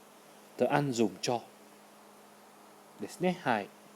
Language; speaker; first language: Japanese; non-native, fluent; Vietnamese